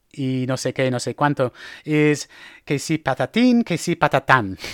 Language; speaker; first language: Spanish; non-native, fluent; English